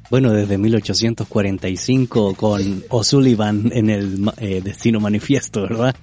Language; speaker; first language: Spanish; native; Spanish